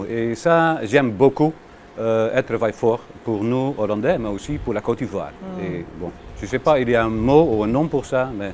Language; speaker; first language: French; non-native, learner; Dutch